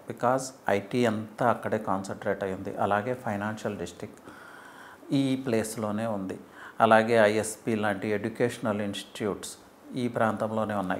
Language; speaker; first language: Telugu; native; Telugu